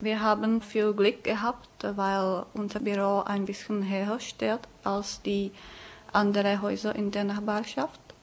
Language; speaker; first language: German; non-native, fluent; Czech